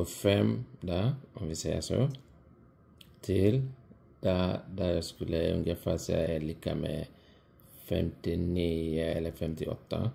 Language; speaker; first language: Swedish; non-native, fluent; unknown